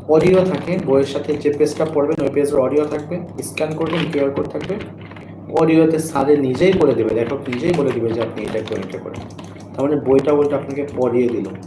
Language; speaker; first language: Bangla; native; Bangla